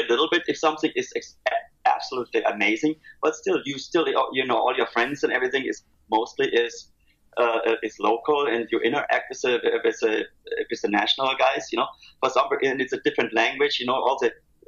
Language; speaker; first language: English; non-native, fluent; German